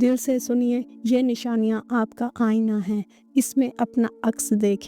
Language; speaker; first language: Hindi; native; Hindi